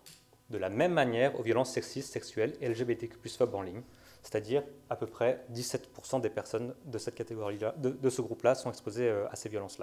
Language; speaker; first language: French; native; French